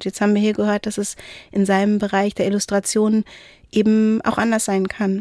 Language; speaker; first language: German; native; German